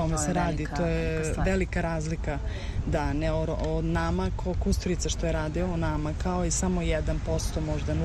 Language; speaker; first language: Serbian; early bilingual, heritage; Romany